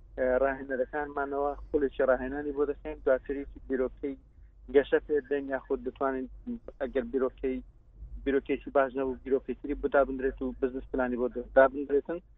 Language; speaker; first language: Central Kurdish; non-native, local second language; Kurdish